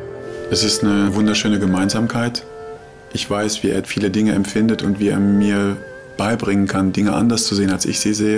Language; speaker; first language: German; native; German